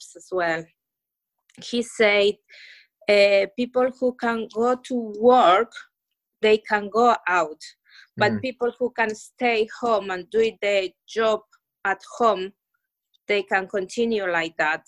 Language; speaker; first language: English; non-native, fluent; Spanish